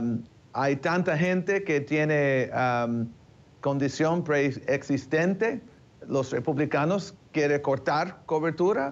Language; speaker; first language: Spanish; early bilingual, heritage; English